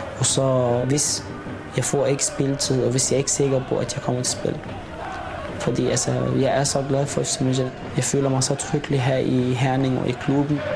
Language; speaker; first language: Danish; non-native, fluent; Arabic